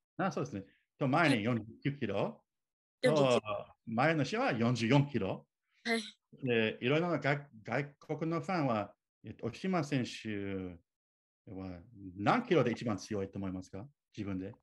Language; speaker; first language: Japanese; non-native, learner; English